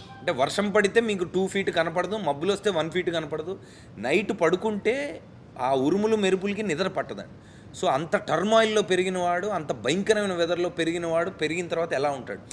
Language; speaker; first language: Telugu; native; Telugu